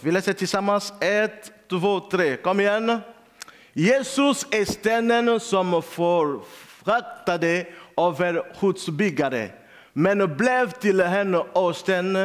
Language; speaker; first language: Swedish; non-native, learner; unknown